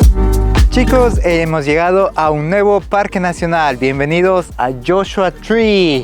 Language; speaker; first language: Spanish; native; Spanish